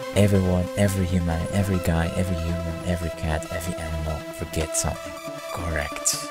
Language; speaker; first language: English; non-native, fluent; Dutch